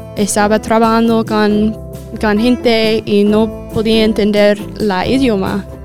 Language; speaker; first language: Spanish; non-native, fluent; English